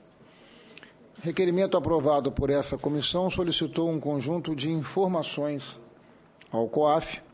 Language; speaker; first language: Portuguese; native; Portuguese